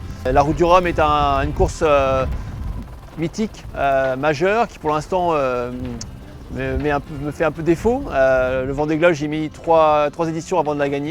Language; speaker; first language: French; native; French